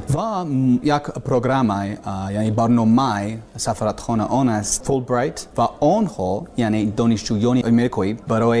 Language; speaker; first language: Persian; non-native, learner; English